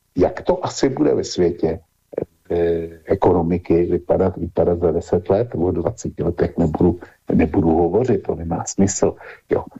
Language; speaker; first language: Czech; native; Czech